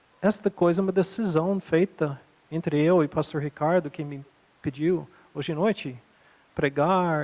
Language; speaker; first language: Portuguese; non-native, fluent; English